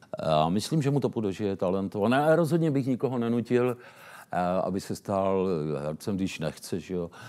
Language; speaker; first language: Czech; native; Czech